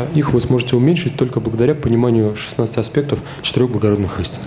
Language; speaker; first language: Russian; native; Russian